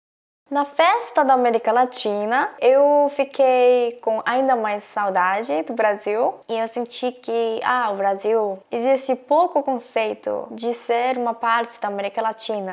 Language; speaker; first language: Portuguese; non-native, fluent; Korean